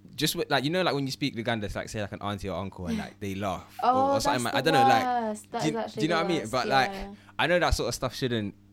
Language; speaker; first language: English; early bilingual, other home language; Ganda